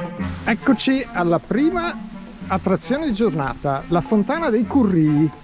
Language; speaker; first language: Italian; native; Italian